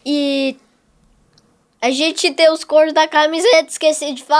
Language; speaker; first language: Portuguese; non-native, local second language; English